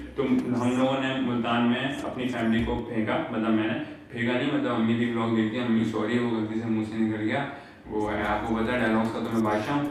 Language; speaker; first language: Urdu; native; Urdu